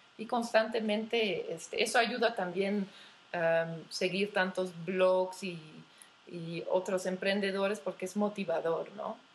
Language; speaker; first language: Spanish; non-native, fluent; Dutch